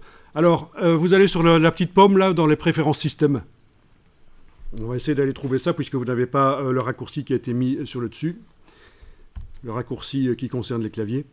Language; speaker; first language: French; native; French